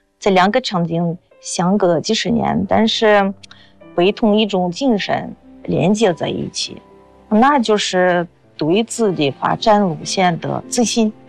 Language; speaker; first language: Chinese; non-native, fluent; Russian